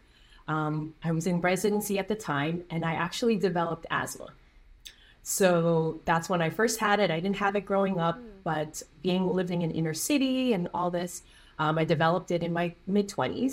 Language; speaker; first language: English; native; English